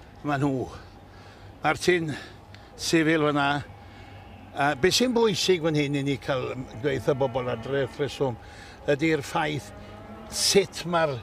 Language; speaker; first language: Welsh; native; Welsh